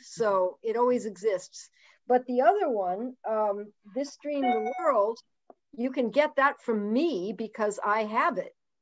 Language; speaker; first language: English; native; English